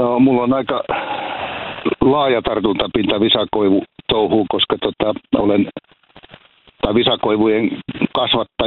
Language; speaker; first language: Finnish; native; Finnish